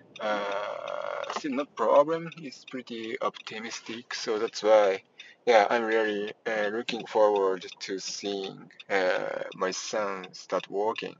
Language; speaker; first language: English; non-native, learner; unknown